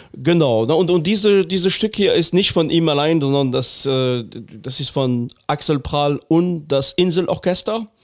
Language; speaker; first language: German; non-native, fluent; French